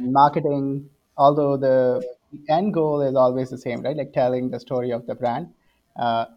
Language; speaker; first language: English; non-native, local second language; Hindi